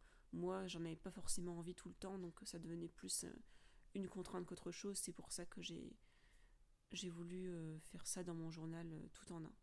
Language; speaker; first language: French; native; French